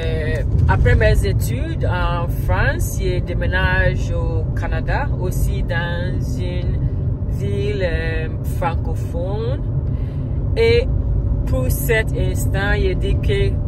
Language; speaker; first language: French; non-native, learner; Akan